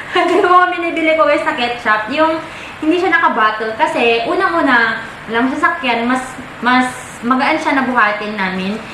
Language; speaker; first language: Filipino; non-native, local second language; Iloko